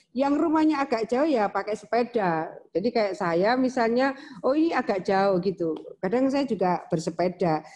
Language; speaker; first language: Indonesian; native; Indonesian